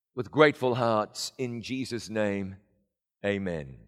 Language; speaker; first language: English; native; English